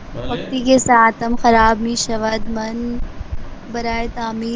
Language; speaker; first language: Persian; non-native, learner; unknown